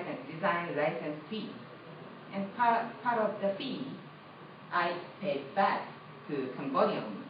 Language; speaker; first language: English; non-native, fluent; Japanese